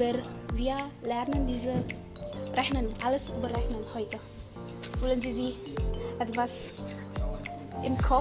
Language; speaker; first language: German; non-native, learner; Indonesian